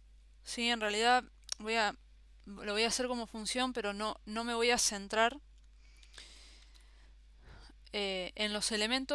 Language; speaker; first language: Spanish; native; Spanish